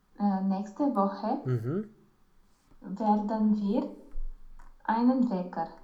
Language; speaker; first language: German; non-native, learner; Romanian